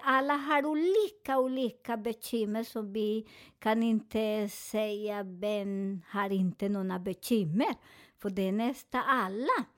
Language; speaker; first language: Swedish; non-native, fluent; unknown